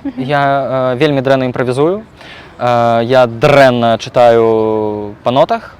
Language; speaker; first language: Belarusian; non-native, local second language; Russian